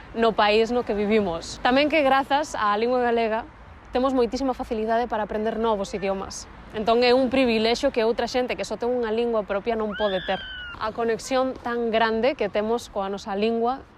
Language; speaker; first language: Galician; non-native, local second language; Spanish